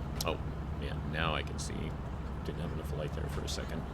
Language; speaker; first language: English; native; English